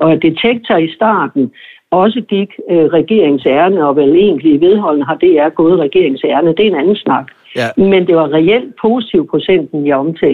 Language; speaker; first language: Danish; native; Danish